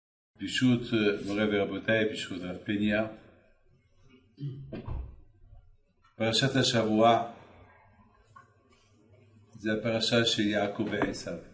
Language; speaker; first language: Hebrew; non-native, fluent; French